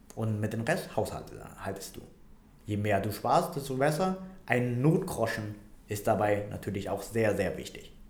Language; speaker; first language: German; non-native, fluent; Vietnamese